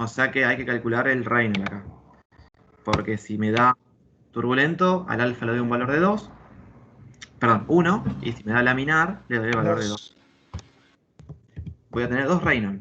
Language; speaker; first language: Spanish; native; Spanish